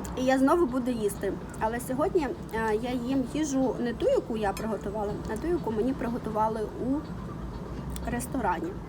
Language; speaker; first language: Ukrainian; non-native, local second language; Russian